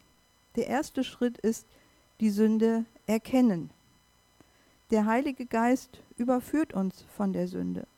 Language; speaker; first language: German; native; German